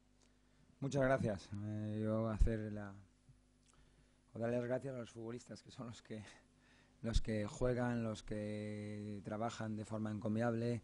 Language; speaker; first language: Spanish; native; Spanish